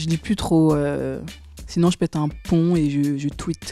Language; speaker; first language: French; native; French